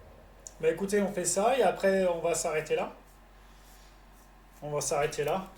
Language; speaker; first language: French; native; French